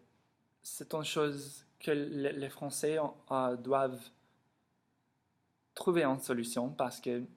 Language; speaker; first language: French; non-native, learner; English